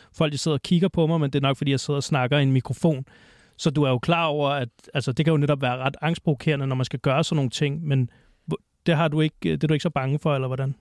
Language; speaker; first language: Danish; native; Danish